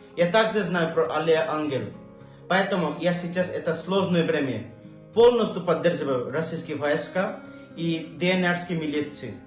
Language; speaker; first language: Russian; non-native, fluent; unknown